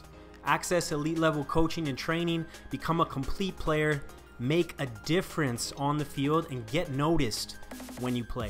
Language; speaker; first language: English; native; English